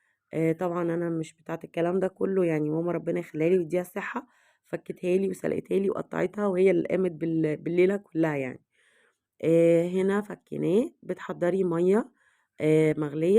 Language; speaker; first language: Arabic; native; Arabic